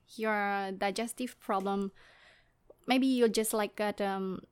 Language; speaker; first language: English; non-native, fluent; Indonesian